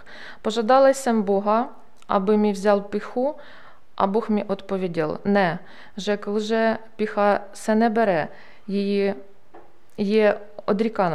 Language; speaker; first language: Czech; non-native, learner; Ukrainian